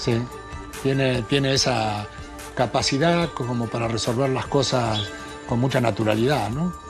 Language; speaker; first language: Spanish; native; Spanish